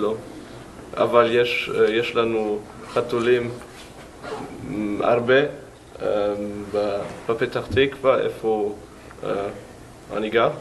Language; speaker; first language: Hebrew; non-native, learner; German